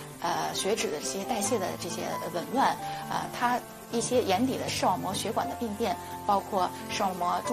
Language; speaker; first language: Chinese; native; Chinese